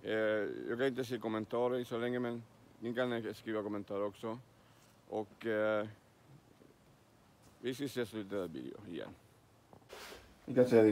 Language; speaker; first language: Swedish; non-native, learner; Spanish